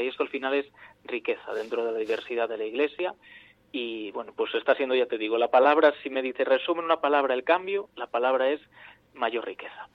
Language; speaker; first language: Spanish; native; Spanish